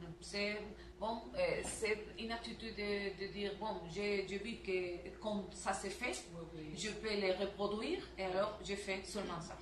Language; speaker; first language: French; non-native, learner; Spanish